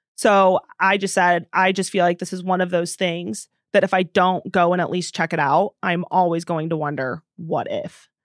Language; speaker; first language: English; native; English